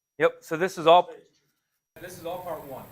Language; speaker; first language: English; native; English